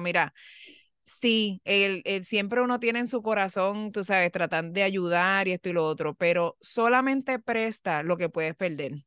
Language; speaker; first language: Spanish; early bilingual, heritage; Spanish